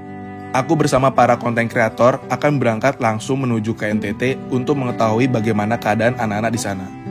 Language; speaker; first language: Indonesian; native; Indonesian